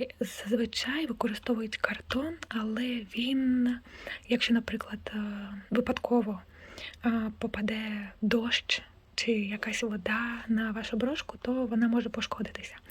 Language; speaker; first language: Ukrainian; non-native, local second language; Russian